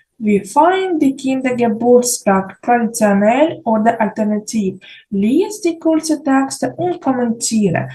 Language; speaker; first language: German; non-native, fluent; Ukrainian